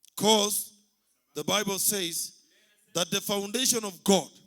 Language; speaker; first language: English; non-native, local second language; Swahili